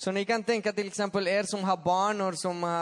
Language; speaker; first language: Swedish; non-native, fluent; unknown